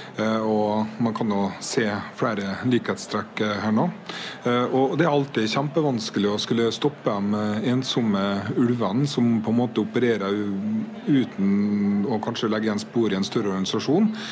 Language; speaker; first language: Norwegian; native; Norwegian